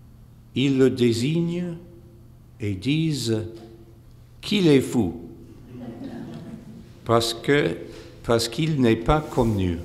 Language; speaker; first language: French; non-native, fluent; English